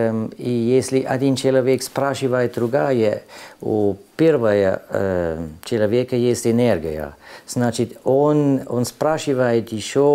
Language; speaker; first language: Russian; non-native, learner; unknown